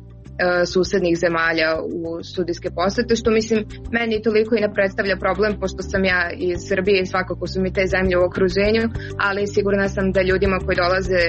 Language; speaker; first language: Serbian; native; Serbian